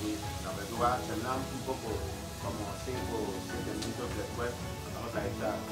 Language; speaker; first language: Spanish; non-native, learner; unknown